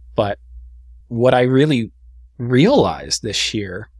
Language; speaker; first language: English; native; English